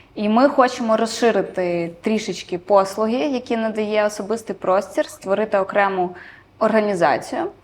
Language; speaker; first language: Ukrainian; non-native, local second language; Romanian